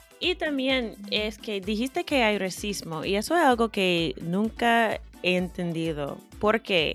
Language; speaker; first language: Spanish; non-native, fluent; English